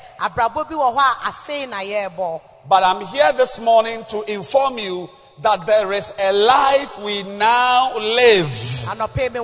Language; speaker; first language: English; non-native, local second language; Akan